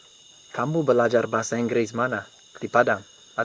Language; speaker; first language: Indonesian; non-native, learner; English